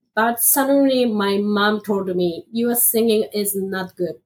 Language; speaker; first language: English; non-native, fluent; Japanese